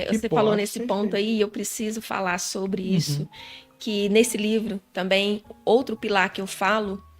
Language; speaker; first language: Portuguese; native; Portuguese